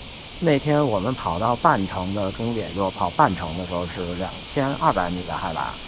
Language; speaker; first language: Chinese; native; Chinese